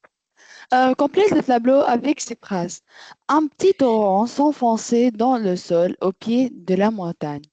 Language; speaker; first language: French; non-native, learner; Arabic